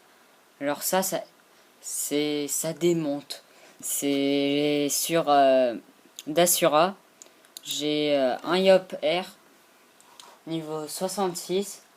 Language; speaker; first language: French; native; French